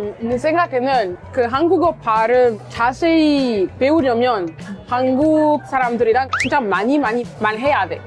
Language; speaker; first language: Korean; non-native, fluent; French